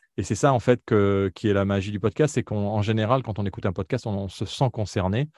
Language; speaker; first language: French; native; French